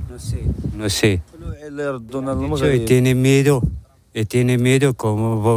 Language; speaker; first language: Spanish; non-native, learner; Arabic